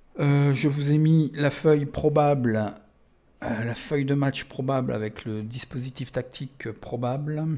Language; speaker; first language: French; native; French